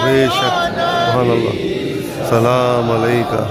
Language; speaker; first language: Urdu; native; Urdu